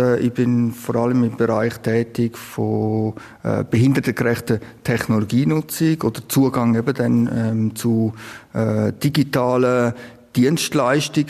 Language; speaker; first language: German; native; German